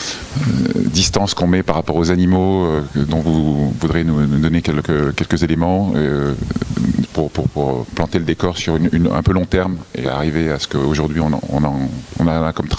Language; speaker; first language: French; native; French